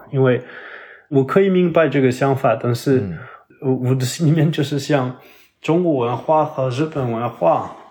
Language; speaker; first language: Chinese; non-native, learner; French